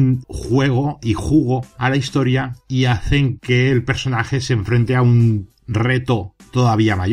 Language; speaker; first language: Spanish; native; Spanish